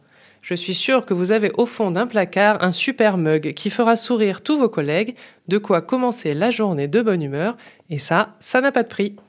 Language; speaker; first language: French; native; French